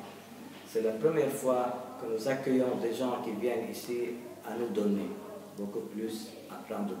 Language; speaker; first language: French; non-native, local second language; Arabic